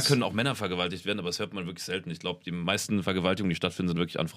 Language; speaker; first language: German; native; German